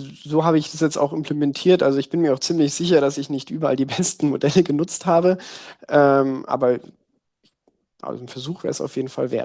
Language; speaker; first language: German; native; German